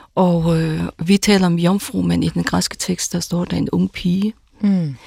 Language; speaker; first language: Danish; non-native, local second language; Faroese